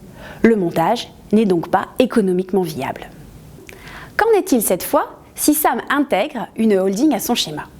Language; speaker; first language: French; native; French